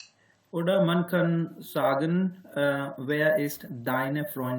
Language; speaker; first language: German; non-native, learner; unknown